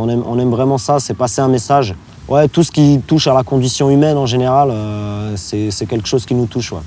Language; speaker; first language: French; native; French